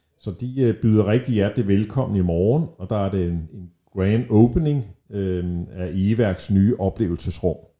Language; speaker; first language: Danish; native; Danish